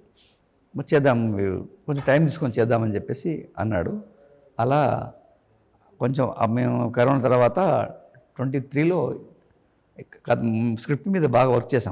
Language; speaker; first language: Telugu; native; Telugu